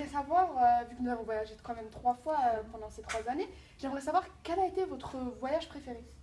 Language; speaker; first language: French; native; French